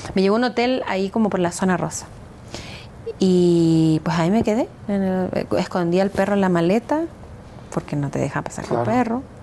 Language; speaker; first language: Spanish; native; Spanish